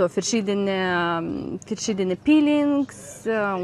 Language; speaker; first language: German; non-native, learner; Ukrainian